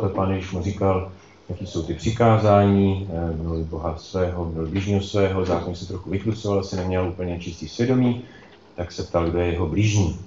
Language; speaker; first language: Czech; native; Czech